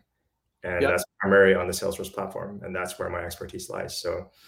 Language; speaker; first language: English; early bilingual, other home language; Chinese